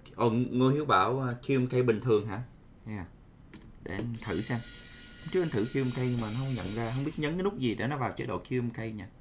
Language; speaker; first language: English; non-native, fluent; Vietnamese